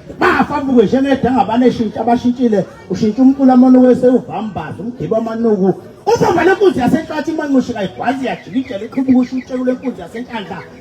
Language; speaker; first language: Zulu; native; Zulu